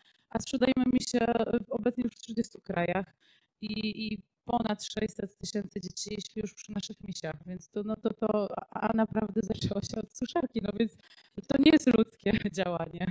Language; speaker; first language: Polish; native; Polish